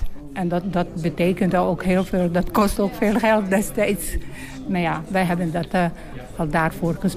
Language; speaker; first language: Dutch; non-native, learner; Bosnian